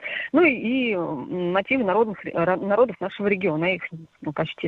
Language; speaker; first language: Russian; native; Russian